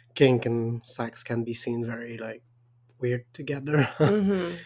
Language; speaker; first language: English; non-native, fluent; French